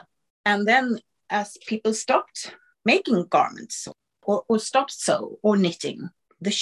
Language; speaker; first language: English; non-native, fluent; Swedish